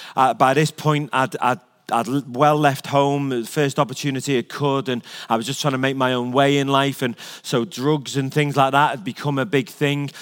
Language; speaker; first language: English; native; English